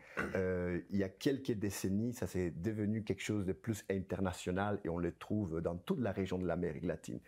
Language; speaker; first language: French; non-native, fluent; Spanish